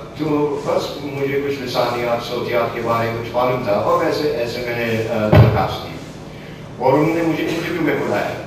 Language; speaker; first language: Urdu; non-native, fluent; English